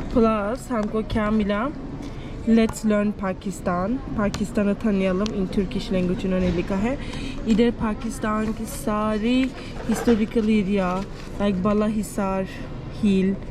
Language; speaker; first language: Hindi; non-native, learner; Turkish